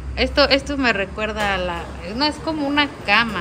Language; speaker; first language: Spanish; native; Spanish